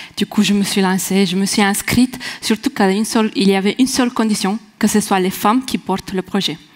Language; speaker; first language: French; non-native, fluent; Romanian